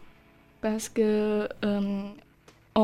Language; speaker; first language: French; non-native, learner; Chinese